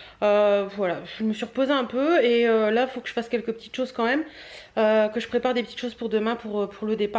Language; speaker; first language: French; native; French